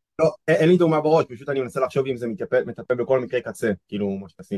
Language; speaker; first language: Hebrew; native; Hebrew